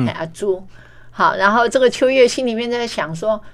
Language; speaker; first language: Chinese; native; Chinese